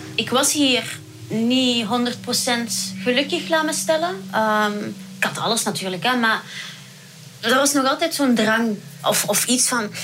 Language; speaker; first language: Dutch; native; Dutch